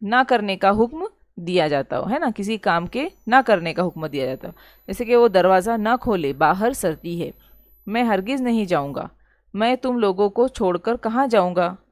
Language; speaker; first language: Urdu; native; Urdu